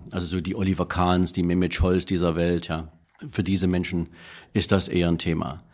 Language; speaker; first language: German; native; German